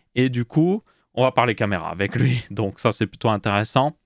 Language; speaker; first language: French; native; French